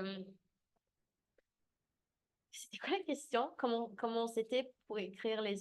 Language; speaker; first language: French; early bilingual, heritage; English